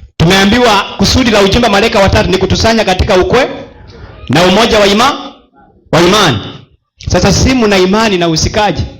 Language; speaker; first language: Swahili; non-native, local second language; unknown